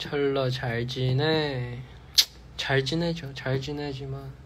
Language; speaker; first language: Korean; non-native, fluent; Chinese